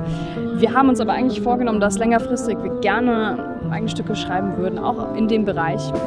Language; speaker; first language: German; native; German